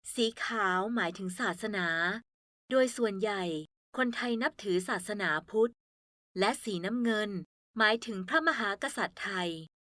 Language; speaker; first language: Thai; native; Thai